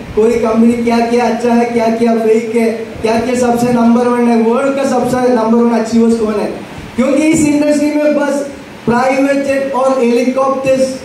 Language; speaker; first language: Hindi; non-native, local second language; Malayalam